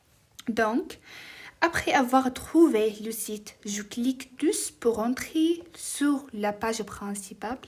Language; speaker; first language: French; non-native, learner; Arabic